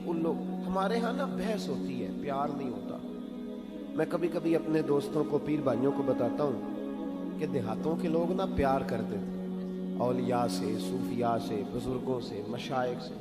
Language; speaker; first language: Urdu; native; Urdu